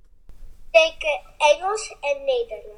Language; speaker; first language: Dutch; early bilingual, heritage; Dutch